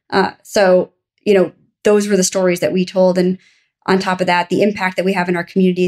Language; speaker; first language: English; native; English